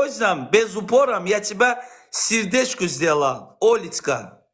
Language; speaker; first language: Russian; non-native, learner; Azerbaijani